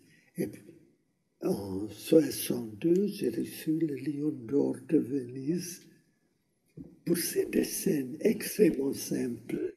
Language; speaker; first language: French; non-native, learner; Hungarian